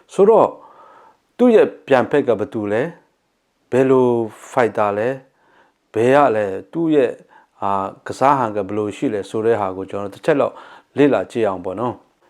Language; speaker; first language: Burmese; native; Burmese